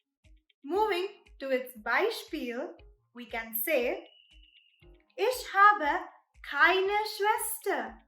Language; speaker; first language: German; non-native, fluent; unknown